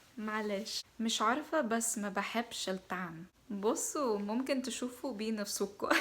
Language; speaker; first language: Arabic; non-native, fluent; English